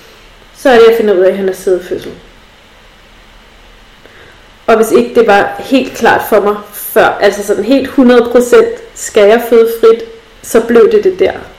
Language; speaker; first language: Danish; native; Danish